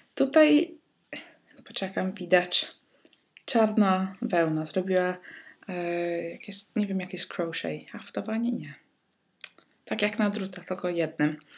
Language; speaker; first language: Polish; early bilingual, heritage; Polish